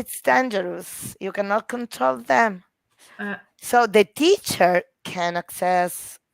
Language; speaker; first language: English; non-native, fluent; Italian